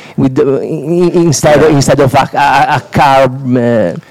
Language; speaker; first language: English; non-native, fluent; Italian